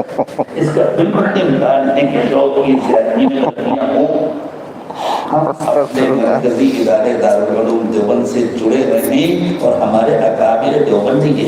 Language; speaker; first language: Urdu; native; Urdu